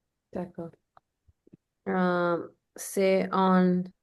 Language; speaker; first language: French; non-native, learner; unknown